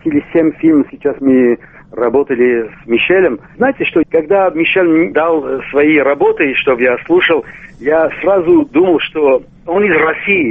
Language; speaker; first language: Russian; non-native, local second language; Armenian